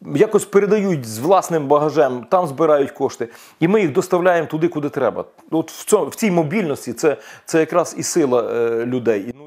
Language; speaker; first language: Ukrainian; native; Ukrainian